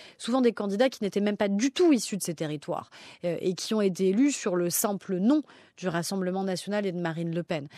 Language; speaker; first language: French; native; French